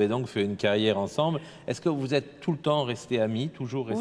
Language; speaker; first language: French; native; French